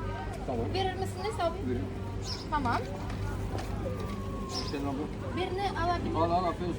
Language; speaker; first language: Turkish; non-native, learner; Russian